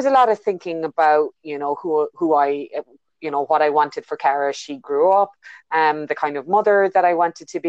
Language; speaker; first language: English; native; English